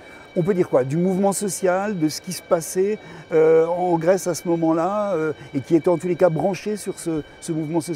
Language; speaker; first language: French; native; French